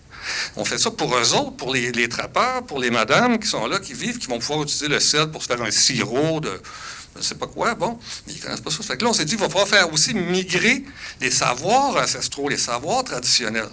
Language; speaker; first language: French; native; French